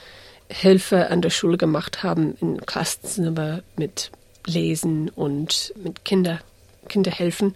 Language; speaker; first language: German; early bilingual, heritage; English